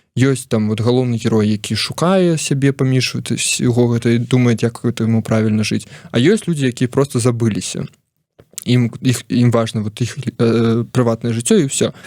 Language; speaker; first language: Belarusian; non-native, local second language; Russian